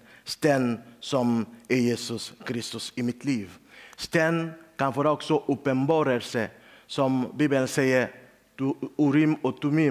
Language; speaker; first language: Swedish; non-native, learner; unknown